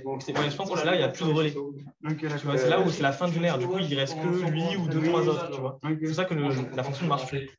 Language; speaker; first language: French; native; French